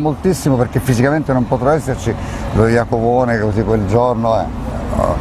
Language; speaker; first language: Italian; native; Italian